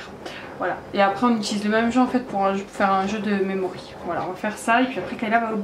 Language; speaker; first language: French; native; French